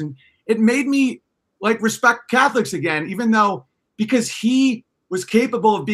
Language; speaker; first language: English; native; English